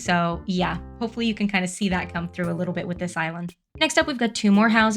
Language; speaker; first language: English; native; English